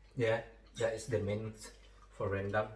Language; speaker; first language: English; non-native, learner; Indonesian